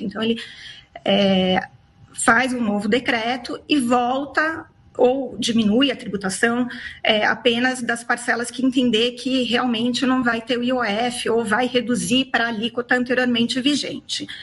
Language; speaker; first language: Portuguese; native; Portuguese